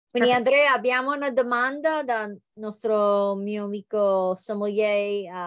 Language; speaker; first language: Italian; non-native, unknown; English